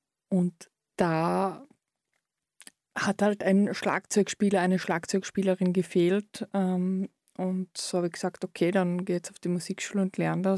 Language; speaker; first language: German; native; German